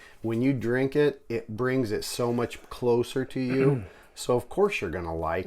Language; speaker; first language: English; native; English